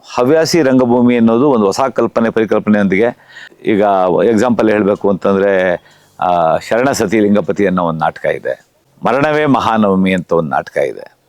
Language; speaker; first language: Kannada; native; Kannada